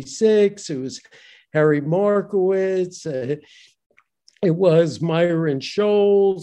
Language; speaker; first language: English; native; English